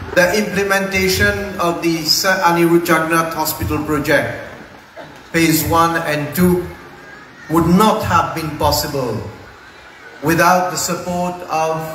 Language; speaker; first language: English; non-native, local second language; Morisyen